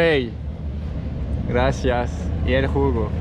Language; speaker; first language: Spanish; non-native, learner; French